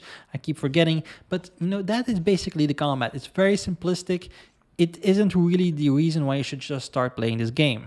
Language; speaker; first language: English; non-native, fluent; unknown